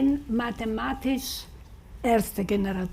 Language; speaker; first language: German; non-native, fluent; Slovak